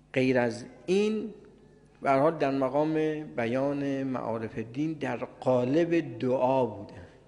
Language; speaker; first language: Persian; native; Persian